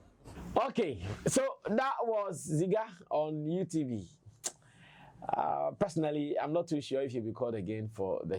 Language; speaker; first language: English; non-native, local second language; Akan